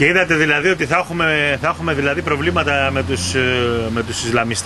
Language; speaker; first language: Greek; native; Greek